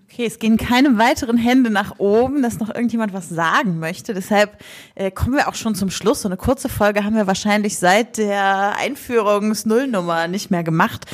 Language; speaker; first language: German; native; German